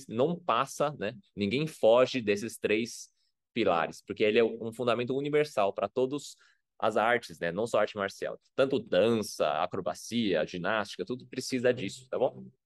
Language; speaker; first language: Portuguese; non-native, fluent; Chinese